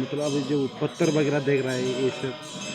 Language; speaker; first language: Hindi; non-native, local second language; Bodo